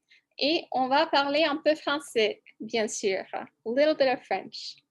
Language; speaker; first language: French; non-native, fluent; English